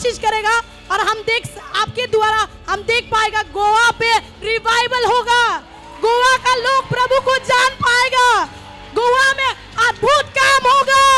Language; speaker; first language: Hindi; non-native, local second language; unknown